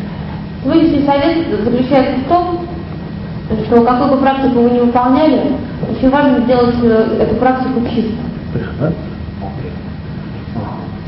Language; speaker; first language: Russian; native; Russian